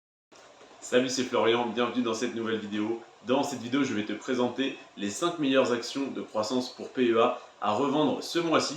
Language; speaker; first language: French; native; French